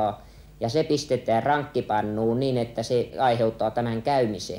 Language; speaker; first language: Finnish; native; Finnish